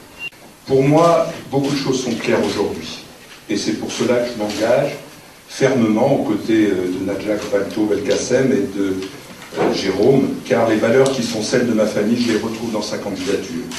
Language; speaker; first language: French; native; French